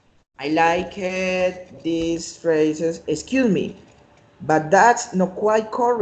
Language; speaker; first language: English; non-native, learner; Spanish